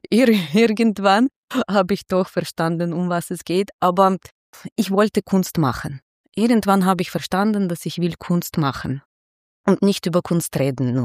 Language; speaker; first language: German; non-native, fluent; Ukrainian